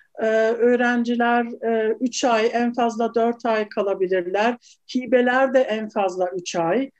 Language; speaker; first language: Turkish; early bilingual, heritage; Turkish